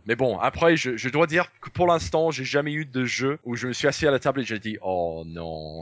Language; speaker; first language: French; non-native, fluent; English